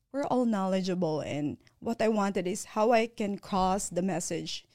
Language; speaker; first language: English; non-native, local second language; Filipino